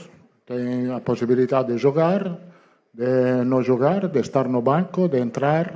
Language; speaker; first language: Spanish; non-native, fluent; Italian